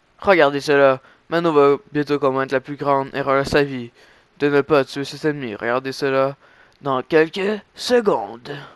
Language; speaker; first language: French; native; French